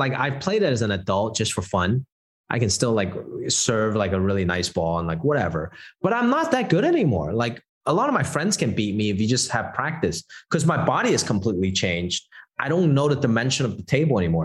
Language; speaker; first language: English; non-native, local second language; Cantonese